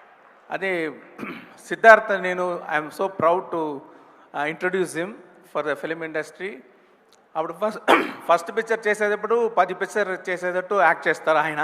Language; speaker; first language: Telugu; non-native, learner; Tamil